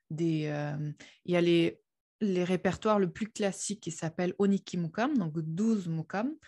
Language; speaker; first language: French; non-native, fluent; Uyghur